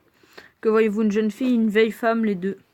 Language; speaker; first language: French; native; French